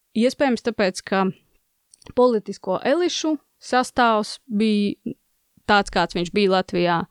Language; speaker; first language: Latvian; non-native, local second language; Russian